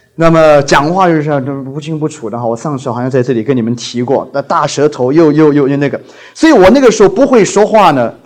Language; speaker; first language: Chinese; non-native, local second language; Cantonese